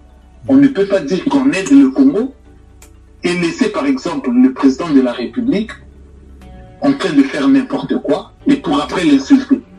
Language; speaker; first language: French; non-native, fluent; Lingala